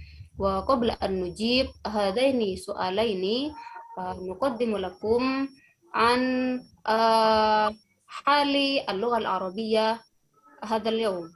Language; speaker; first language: Arabic; non-native, fluent; Indonesian